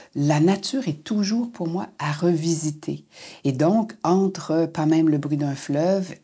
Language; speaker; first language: French; native; French